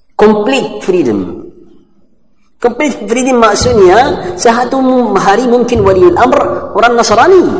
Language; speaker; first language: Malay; non-native, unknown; Arabic